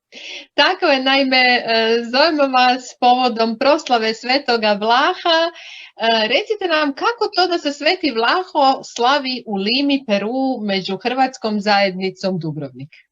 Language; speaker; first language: Croatian; native; Croatian